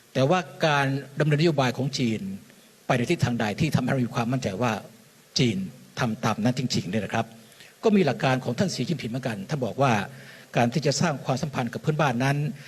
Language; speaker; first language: Thai; native; Thai